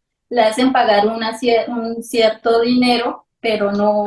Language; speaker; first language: Spanish; native; Spanish